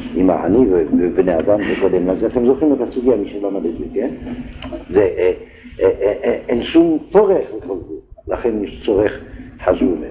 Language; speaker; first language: Hebrew; non-native, fluent; French